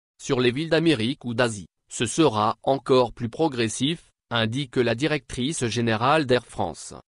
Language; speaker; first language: French; non-native, local second language; Arabic